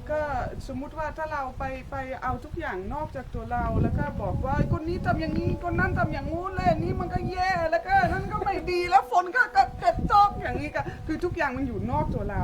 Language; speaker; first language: Thai; non-native, fluent; Dutch